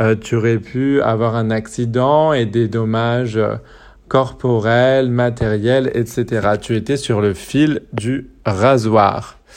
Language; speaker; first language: French; native; French